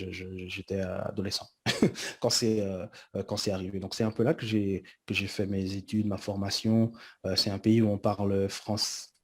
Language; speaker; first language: French; early bilingual, other home language; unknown